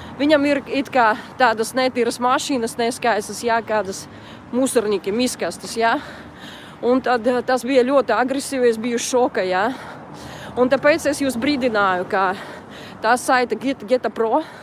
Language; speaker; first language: Latvian; non-native, local second language; Russian